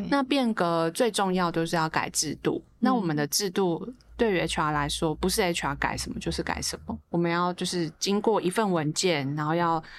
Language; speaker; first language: Chinese; native; Chinese